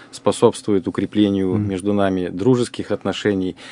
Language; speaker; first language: Russian; native; Russian